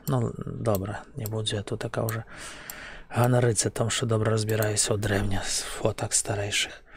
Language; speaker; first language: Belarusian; native; Belarusian